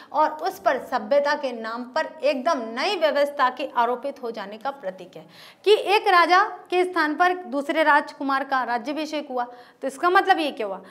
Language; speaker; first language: Hindi; native; Hindi